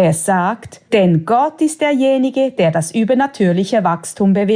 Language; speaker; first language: German; native; German